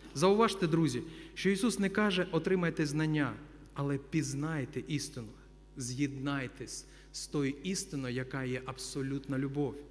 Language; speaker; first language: Ukrainian; non-native, local second language; Russian